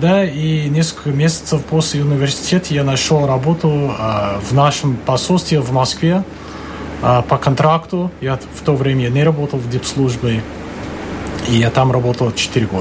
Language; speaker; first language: Russian; non-native, fluent; English